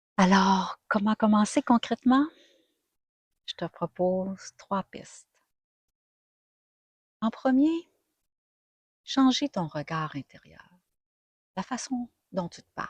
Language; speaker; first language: French; native; French